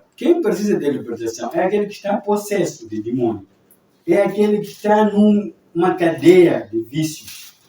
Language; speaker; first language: Portuguese; non-native, local second language; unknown